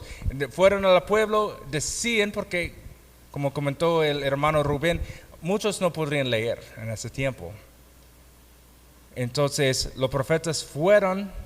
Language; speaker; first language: Spanish; non-native, fluent; English